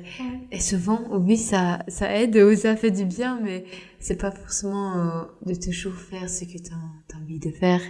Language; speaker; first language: French; non-native, fluent; Norwegian